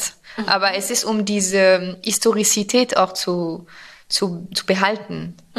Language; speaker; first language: German; non-native, fluent; French